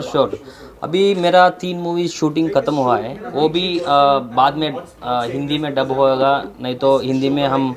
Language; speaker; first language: Hindi; non-native, local second language; Kannada